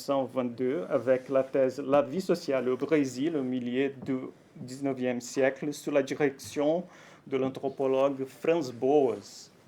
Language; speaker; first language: French; non-native, fluent; Portuguese